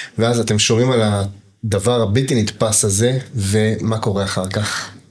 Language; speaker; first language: Hebrew; native; Hebrew